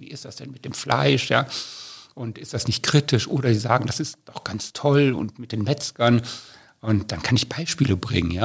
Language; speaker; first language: German; native; German